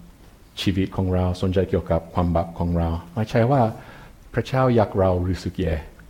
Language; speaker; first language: Thai; non-native, fluent; English